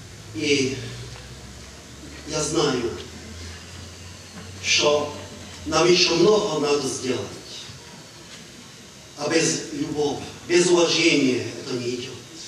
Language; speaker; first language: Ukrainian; non-native, learner; Hungarian